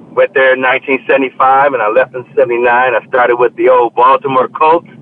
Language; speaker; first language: English; native; English